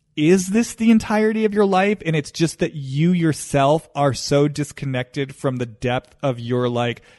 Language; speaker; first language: English; native; English